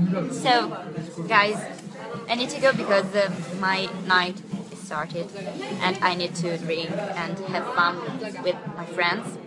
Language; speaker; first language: English; non-native, fluent; Italian